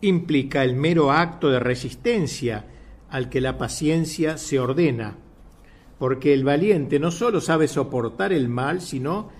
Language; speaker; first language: Spanish; native; Spanish